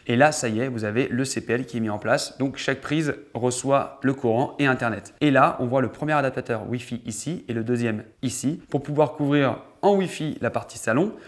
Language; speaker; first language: French; native; French